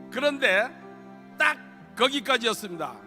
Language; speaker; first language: Korean; native; Korean